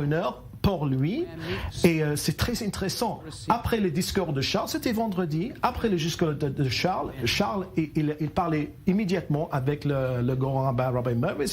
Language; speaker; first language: French; non-native, learner; English